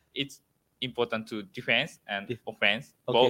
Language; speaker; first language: English; non-native, learner; Japanese